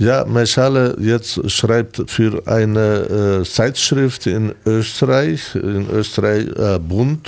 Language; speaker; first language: German; non-native, learner; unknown